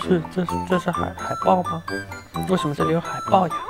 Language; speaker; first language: Chinese; native; Chinese